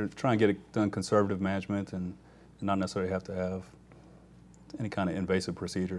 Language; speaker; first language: English; native; English